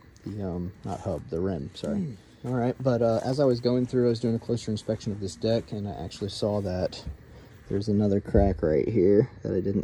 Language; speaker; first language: English; native; English